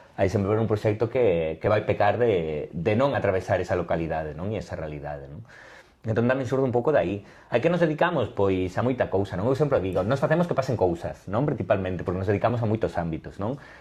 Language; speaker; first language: Galician; non-native, local second language; Spanish